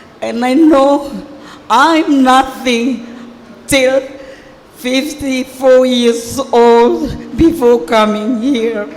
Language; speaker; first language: English; non-native, learner; Indonesian